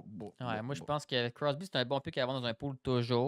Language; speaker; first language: French; native; French